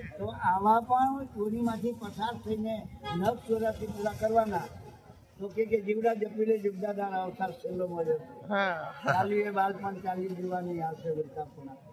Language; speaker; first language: Gujarati; non-native, local second language; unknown